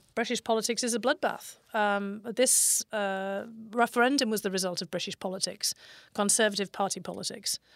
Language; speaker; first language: English; native; English